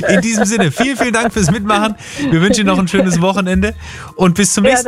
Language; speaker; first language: German; native; German